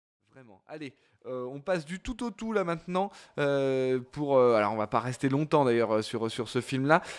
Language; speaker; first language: French; native; French